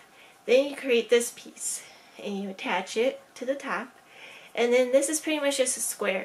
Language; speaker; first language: English; native; English